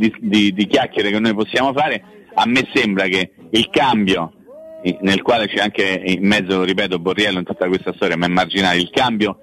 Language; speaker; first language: Italian; native; Italian